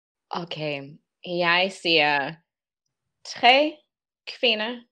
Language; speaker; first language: Danish; non-native, learner; English